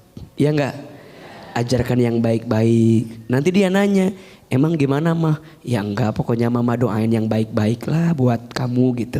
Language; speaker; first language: Indonesian; native; Indonesian